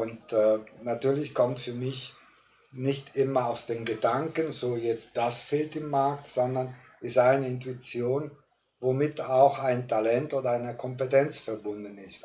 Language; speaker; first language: German; non-native, fluent; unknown